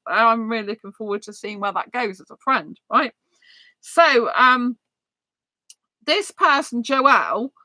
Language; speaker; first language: English; native; English